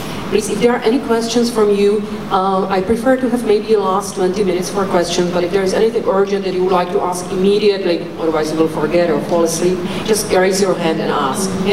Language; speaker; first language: English; non-native, fluent; Czech